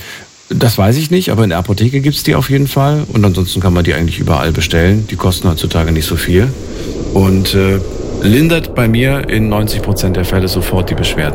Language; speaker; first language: German; native; German